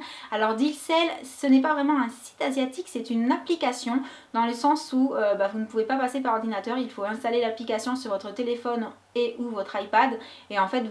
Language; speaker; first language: French; native; French